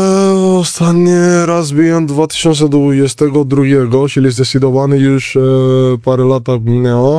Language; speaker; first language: Polish; non-native, fluent; Spanish